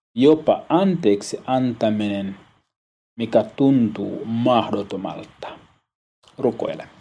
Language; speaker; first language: Finnish; non-native, learner; Swahili